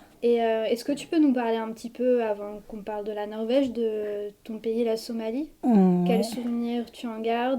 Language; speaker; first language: French; native; French